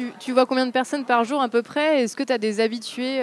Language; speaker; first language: French; native; French